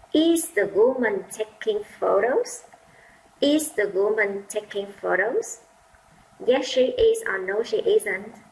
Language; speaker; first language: English; non-native, fluent; Vietnamese